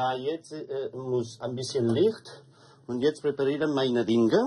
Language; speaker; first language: German; non-native, learner; Italian